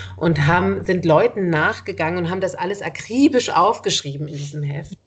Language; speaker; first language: German; native; German